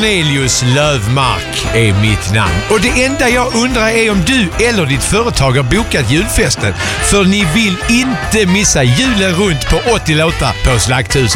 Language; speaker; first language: Swedish; native; Swedish